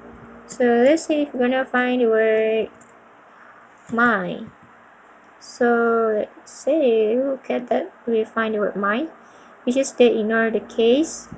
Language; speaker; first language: English; non-native, local second language; Malay